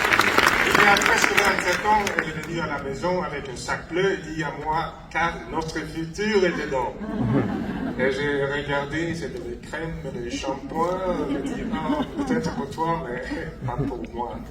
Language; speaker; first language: French; non-native, fluent; English